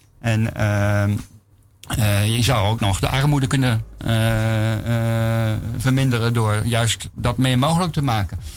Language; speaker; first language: Dutch; native; Dutch